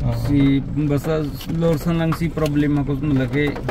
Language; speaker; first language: Filipino; non-native, local second language; Punjabi